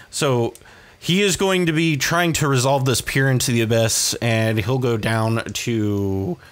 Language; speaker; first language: English; native; English